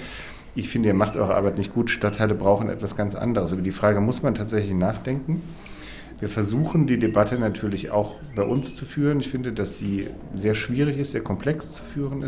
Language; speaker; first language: German; native; German